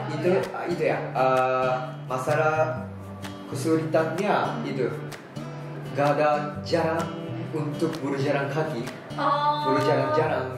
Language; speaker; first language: Indonesian; non-native, learner; Japanese